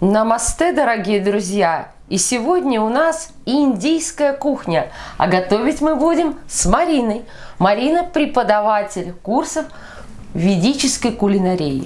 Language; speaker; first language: Russian; native; Russian